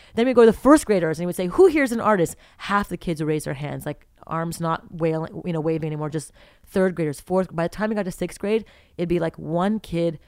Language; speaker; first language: English; native; English